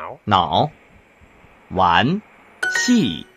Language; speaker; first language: Chinese; non-native, learner; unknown